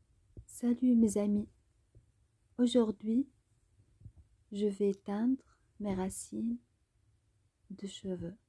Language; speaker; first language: French; non-native, local second language; Arabic